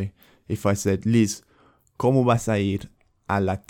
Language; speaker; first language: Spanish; non-native, fluent; English